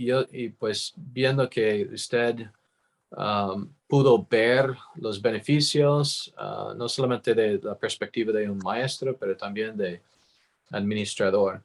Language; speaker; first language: Spanish; non-native, fluent; English